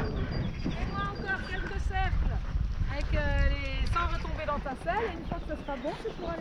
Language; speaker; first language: French; native; French